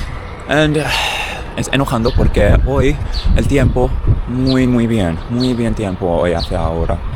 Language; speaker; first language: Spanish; non-native, learner; English